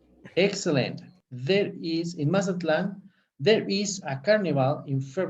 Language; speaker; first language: English; non-native, fluent; Spanish